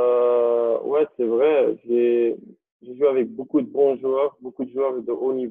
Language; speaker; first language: French; non-native, local second language; Dutch